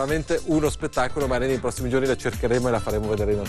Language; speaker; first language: Italian; native; Italian